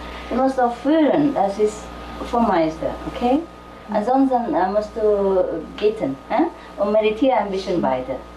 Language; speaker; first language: German; non-native, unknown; Vietnamese